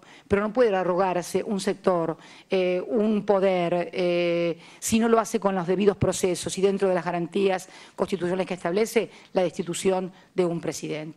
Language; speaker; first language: Spanish; native; Spanish